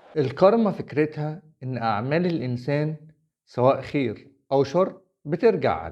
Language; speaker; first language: Arabic; native; Arabic